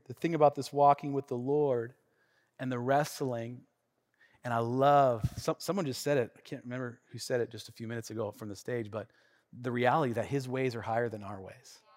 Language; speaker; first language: English; native; English